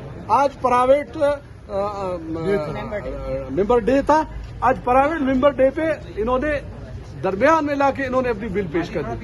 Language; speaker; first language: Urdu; non-native, local second language; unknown